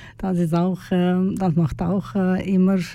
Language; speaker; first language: German; non-native, learner; Turkish